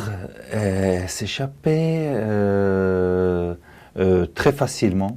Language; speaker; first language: French; non-native, fluent; Arabic